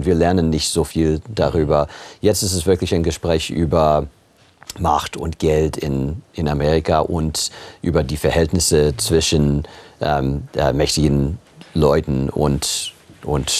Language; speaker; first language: German; non-native, fluent; English